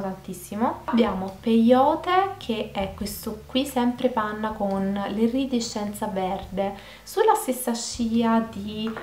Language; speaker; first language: Italian; native; Italian